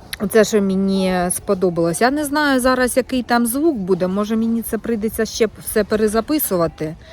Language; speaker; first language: Ukrainian; native; Ukrainian